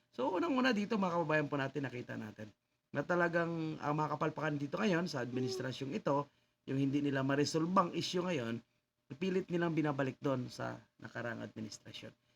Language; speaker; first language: Filipino; native; Filipino